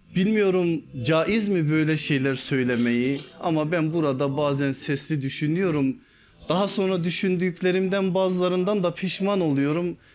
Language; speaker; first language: Turkish; native; Turkish